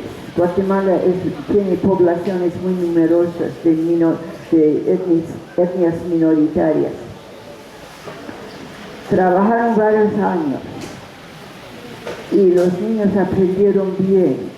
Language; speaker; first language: Spanish; non-native, fluent; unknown